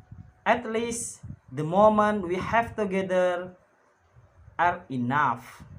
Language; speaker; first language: English; non-native, learner; Indonesian